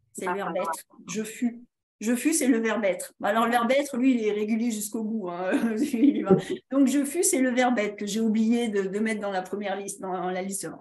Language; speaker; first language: French; native; French